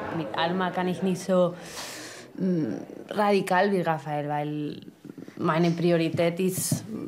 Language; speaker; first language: German; non-native, learner; Spanish